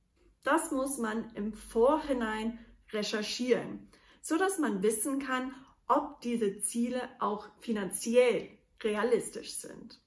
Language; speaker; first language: German; non-native, fluent; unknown